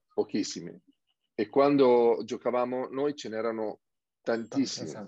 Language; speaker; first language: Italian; native; Italian